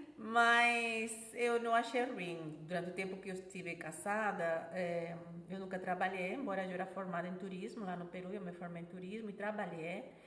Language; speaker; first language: Portuguese; non-native, fluent; Spanish